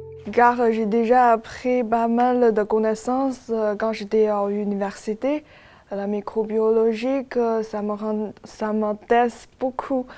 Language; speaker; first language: French; non-native, learner; Chinese